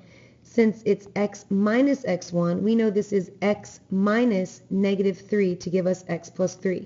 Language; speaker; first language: English; native; English